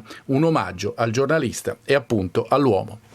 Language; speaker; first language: Italian; native; Italian